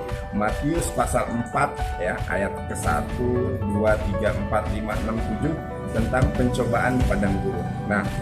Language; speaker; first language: Indonesian; native; Indonesian